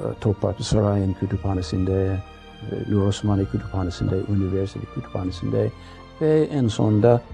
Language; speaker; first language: Turkish; non-native, fluent; English